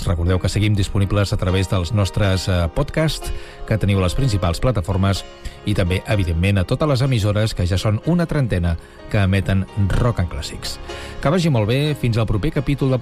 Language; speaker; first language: Catalan; native; Catalan